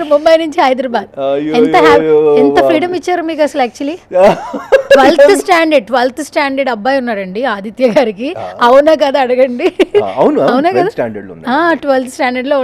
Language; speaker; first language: Telugu; native; Telugu